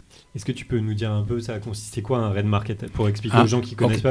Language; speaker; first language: French; native; French